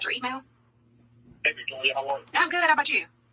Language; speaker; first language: English; native; English